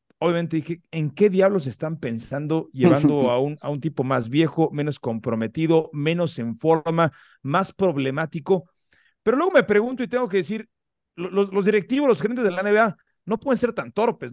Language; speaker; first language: Spanish; native; Spanish